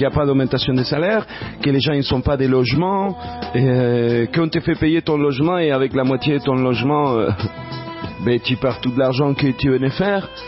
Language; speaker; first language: French; native; French